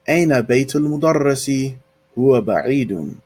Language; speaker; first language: Arabic; non-native, fluent; English